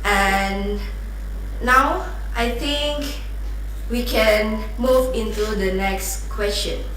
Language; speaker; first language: English; non-native, learner; Indonesian